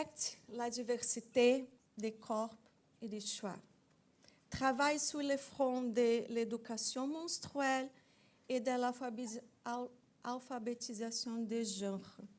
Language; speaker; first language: French; non-native, fluent; Portuguese